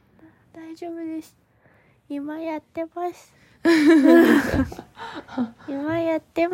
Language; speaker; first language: Japanese; early bilingual, other home language; Korean